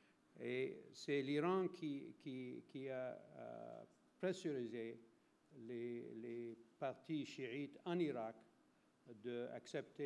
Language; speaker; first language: French; non-native, fluent; Arabic